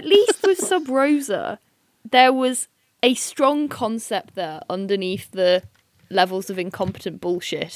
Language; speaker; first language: English; native; English